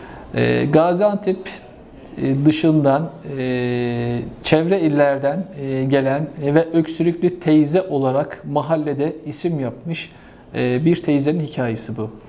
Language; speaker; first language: Turkish; native; Turkish